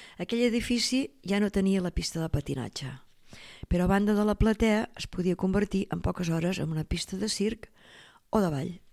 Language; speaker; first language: Catalan; native; Catalan